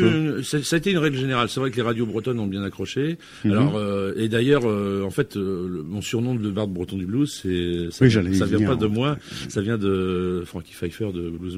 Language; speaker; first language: French; native; French